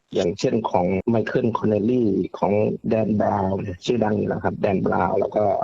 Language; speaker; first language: Thai; native; Thai